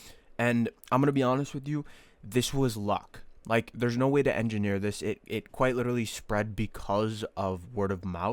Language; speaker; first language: English; native; English